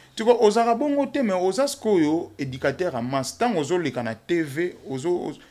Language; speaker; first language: French; non-native, local second language; Lingala